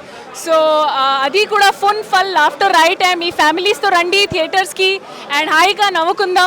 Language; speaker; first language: Telugu; non-native, learner; Hindi